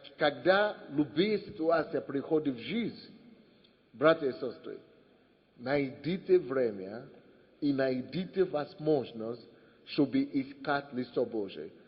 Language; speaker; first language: Russian; non-native, fluent; Yoruba